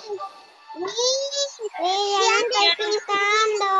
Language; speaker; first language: Spanish; native; Spanish